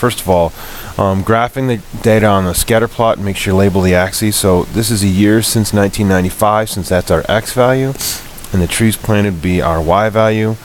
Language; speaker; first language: English; native; English